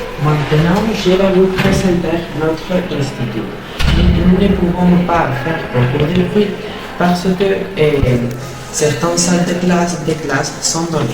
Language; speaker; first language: French; non-native, learner; Spanish